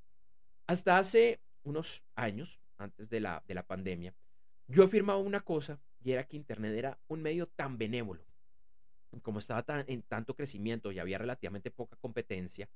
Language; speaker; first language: Spanish; native; Spanish